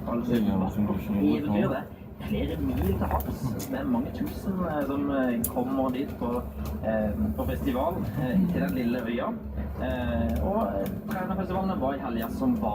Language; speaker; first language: Norwegian; native; Norwegian